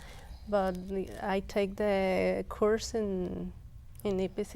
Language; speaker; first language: English; non-native, local second language; Spanish